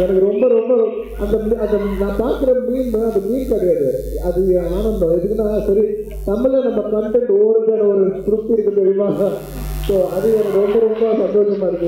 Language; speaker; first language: Tamil; non-native, local second language; Telugu